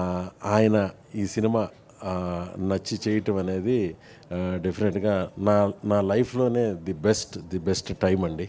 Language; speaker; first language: Telugu; native; Telugu